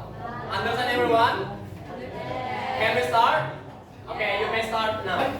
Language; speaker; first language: English; non-native, learner; Indonesian